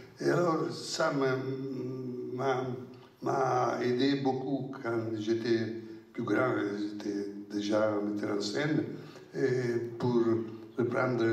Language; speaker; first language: French; non-native, fluent; Italian